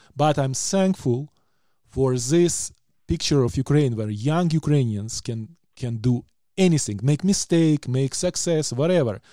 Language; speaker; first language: English; non-native, fluent; Ukrainian